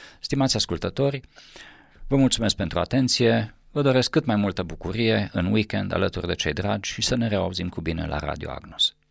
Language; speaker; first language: Romanian; non-native, local second language; Hungarian